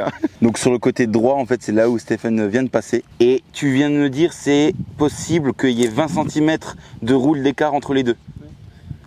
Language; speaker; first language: French; native; French